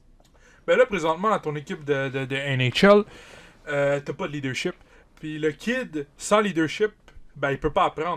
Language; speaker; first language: French; native; French